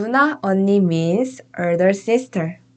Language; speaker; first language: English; non-native, fluent; Korean